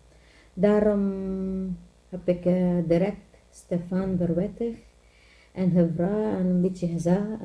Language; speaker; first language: Dutch; non-native, learner; Filipino